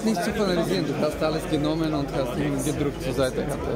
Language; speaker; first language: German; non-native, learner; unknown